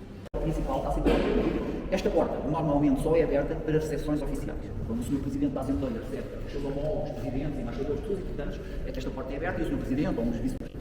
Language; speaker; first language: Portuguese; native; Portuguese